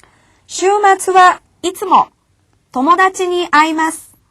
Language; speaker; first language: Japanese; non-native, fluent; Korean